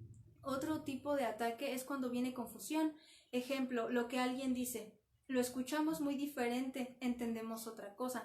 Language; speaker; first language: Spanish; native; Spanish